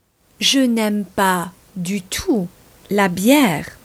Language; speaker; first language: French; non-native, fluent; English